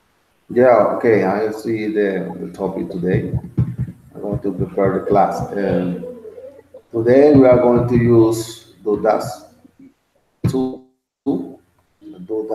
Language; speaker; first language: English; non-native, learner; Spanish